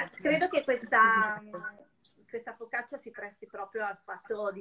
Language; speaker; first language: Italian; native; Italian